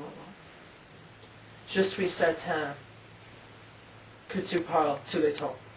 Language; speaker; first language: French; non-native, learner; English